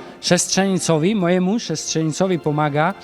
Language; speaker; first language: Polish; non-native, learner; Slovak